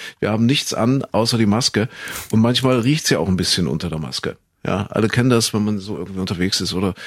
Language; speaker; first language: German; native; German